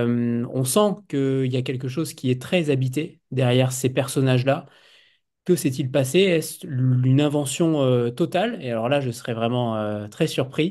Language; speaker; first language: French; native; French